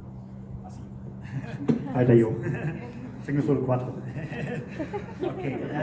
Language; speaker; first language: Spanish; non-native, learner; German